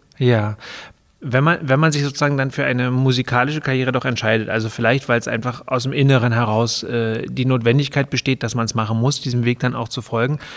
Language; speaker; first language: German; native; German